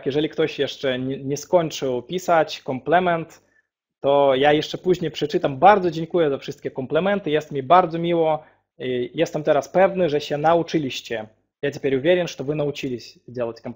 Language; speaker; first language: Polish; non-native, fluent; Russian